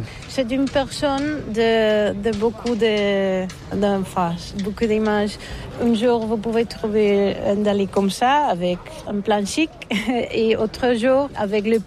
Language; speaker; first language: French; non-native, fluent; Catalan